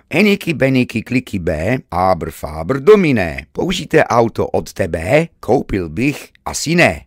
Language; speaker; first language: Czech; native; Czech